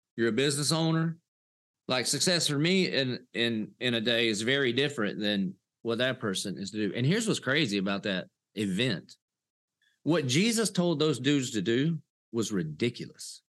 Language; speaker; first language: English; native; English